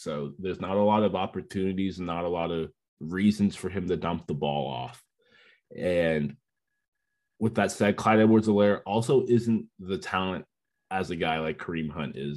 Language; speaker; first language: English; native; English